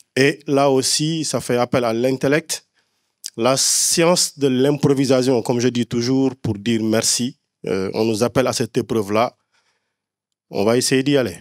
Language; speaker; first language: French; non-native, local second language; Wolof